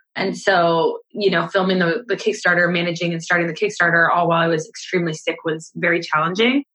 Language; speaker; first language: English; native; English